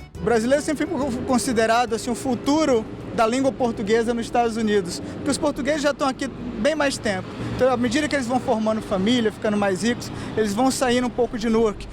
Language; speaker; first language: Portuguese; native; Portuguese